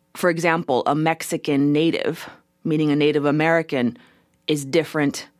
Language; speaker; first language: English; native; English